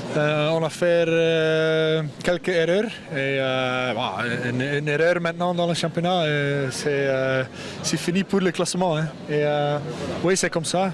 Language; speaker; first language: French; non-native, local second language; Dutch